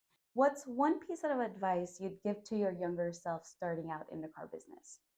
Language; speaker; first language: English; native; English